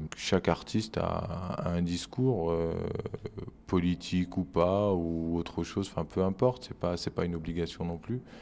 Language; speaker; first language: French; native; French